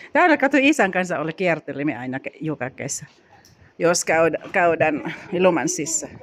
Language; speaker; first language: Finnish; non-native, learner; Filipino